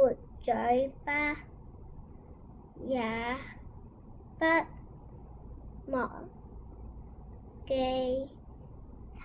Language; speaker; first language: Chinese; non-native, local second language; Cantonese